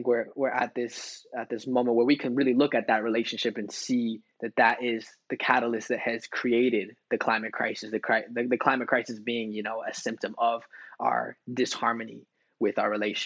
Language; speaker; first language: English; native; English